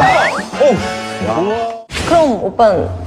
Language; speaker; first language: Korean; non-native, fluent; Chinese